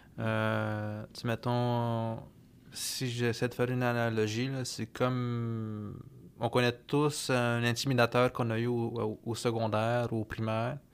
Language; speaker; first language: French; non-native, local second language; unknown